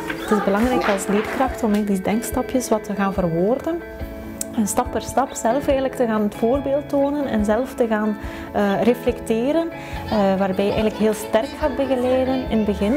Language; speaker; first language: Dutch; native; Dutch